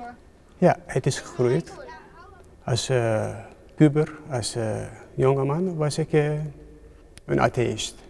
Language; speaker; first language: Dutch; non-native, fluent; Turkish